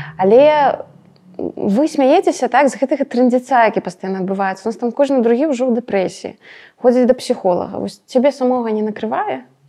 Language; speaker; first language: Belarusian; native; Belarusian